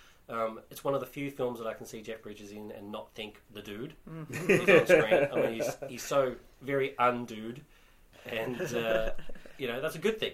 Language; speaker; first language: English; native; English